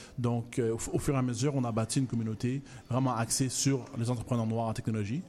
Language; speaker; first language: French; native; French